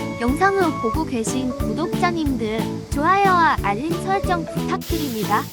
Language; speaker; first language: Korean; native; Korean